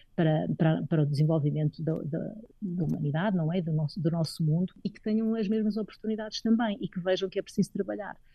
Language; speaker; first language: Portuguese; native; Portuguese